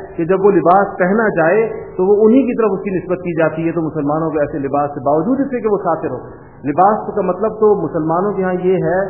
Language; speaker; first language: Urdu; non-native, local second language; Pashto